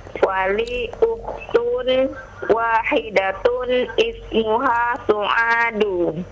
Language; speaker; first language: Arabic; non-native, learner; Indonesian